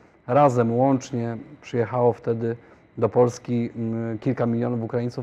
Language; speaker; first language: Polish; native; Polish